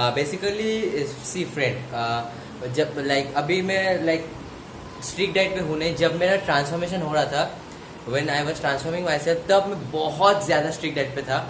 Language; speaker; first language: Hindi; non-native, local second language; Bangla